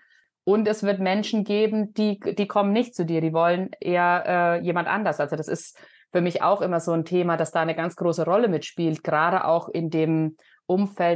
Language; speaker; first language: German; native; German